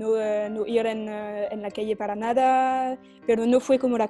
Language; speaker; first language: Spanish; non-native, fluent; French